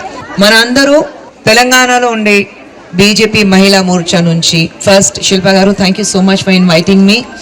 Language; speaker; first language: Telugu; non-native, fluent; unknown